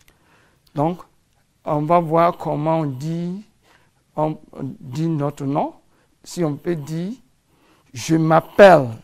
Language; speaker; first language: French; non-native, fluent; English